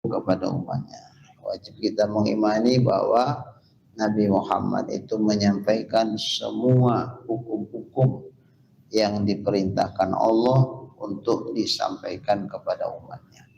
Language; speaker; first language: Indonesian; native; Indonesian